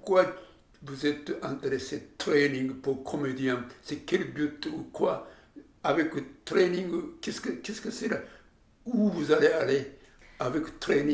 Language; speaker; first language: French; non-native, learner; Japanese